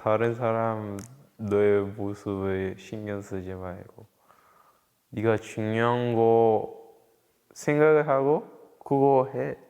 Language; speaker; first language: Korean; early bilingual, other home language; English